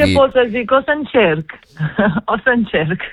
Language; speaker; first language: Romanian; native; Romanian